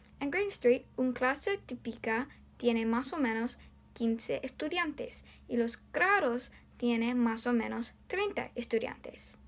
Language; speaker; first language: Spanish; non-native, learner; English